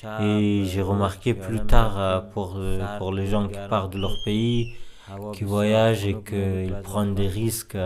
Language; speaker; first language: French; non-native, fluent; Persian